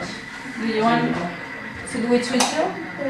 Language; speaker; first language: English; non-native, fluent; Spanish